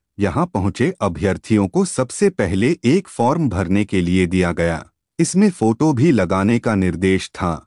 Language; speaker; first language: Hindi; native; Hindi